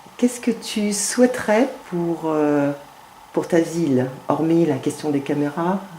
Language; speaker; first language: French; native; French